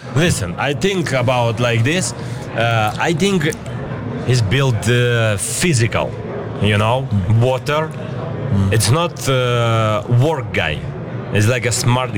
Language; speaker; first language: English; non-native, learner; Ukrainian